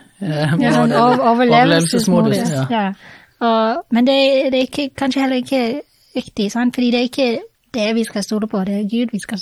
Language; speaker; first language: Norwegian; non-native, fluent; English